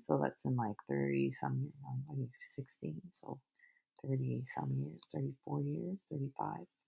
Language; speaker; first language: English; non-native, local second language; French